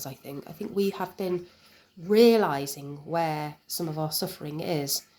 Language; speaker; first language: English; native; English